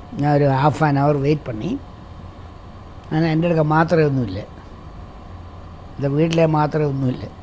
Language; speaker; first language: Tamil; non-native, local second language; Malayalam